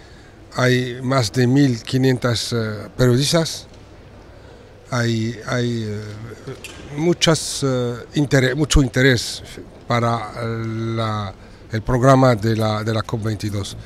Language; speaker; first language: Spanish; non-native, fluent; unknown